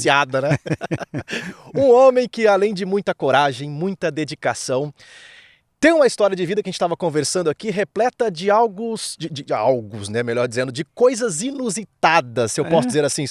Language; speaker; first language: Portuguese; native; Portuguese